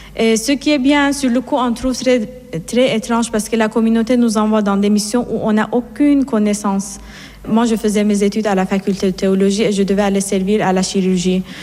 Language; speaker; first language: French; non-native, fluent; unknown